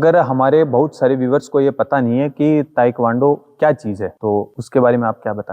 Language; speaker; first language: Hindi; native; Hindi